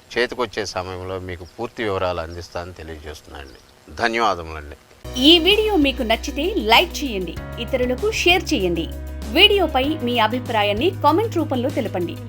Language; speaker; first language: Telugu; native; Telugu